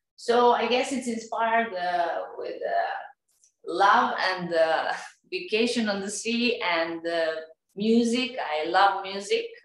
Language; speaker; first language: English; non-native, fluent; Serbian